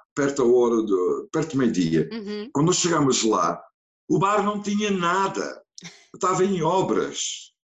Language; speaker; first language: Portuguese; non-native, fluent; Dutch